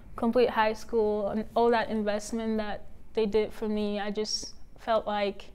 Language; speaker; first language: English; non-native, fluent; Wolof